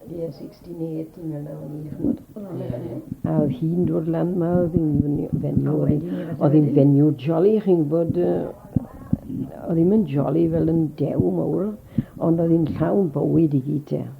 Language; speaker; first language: Welsh; native; Welsh